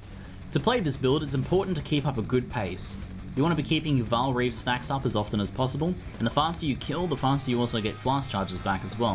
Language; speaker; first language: English; native; English